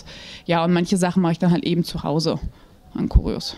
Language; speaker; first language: German; native; German